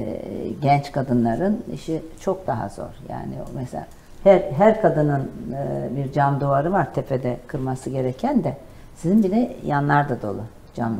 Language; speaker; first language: Turkish; native; Turkish